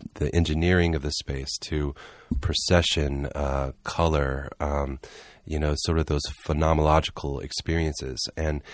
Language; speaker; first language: English; native; English